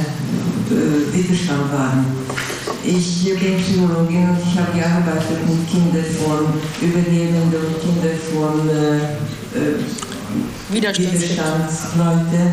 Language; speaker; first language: German; non-native, fluent; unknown